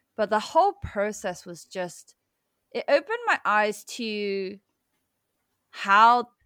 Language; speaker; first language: English; early bilingual, other home language; Cantonese